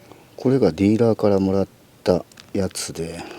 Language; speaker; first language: Japanese; native; Japanese